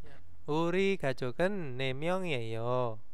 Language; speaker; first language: Korean; non-native, fluent; Indonesian